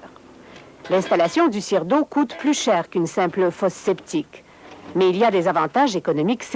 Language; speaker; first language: French; native; French